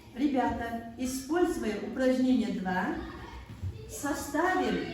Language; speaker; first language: Russian; non-native, local second language; Kazakh